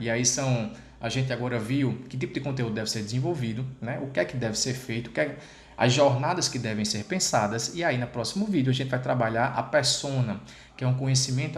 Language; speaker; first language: Portuguese; native; Portuguese